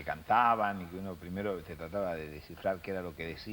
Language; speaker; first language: Spanish; native; Spanish